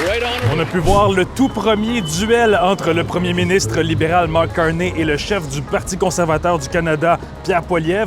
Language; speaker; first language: French; native; French